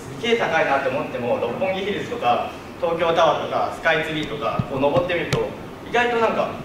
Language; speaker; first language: Japanese; native; Japanese